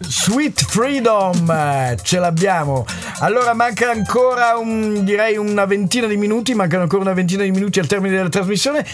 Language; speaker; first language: Italian; native; Italian